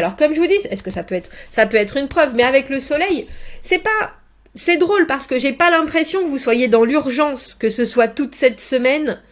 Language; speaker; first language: French; native; French